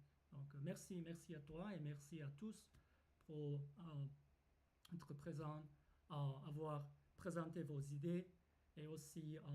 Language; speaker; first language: French; non-native, fluent; Japanese